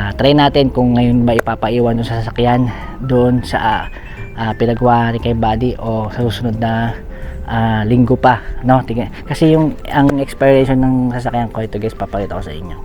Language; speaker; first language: Filipino; native; Filipino